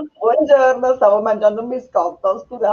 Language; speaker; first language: Italian; native; Italian